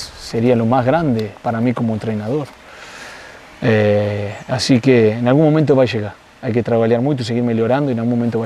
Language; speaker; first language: Portuguese; non-native, fluent; Spanish